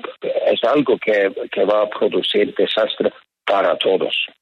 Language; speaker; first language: Spanish; non-native, fluent; Norwegian